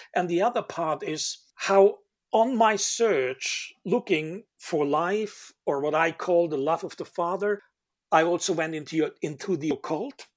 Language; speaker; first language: English; non-native, fluent; German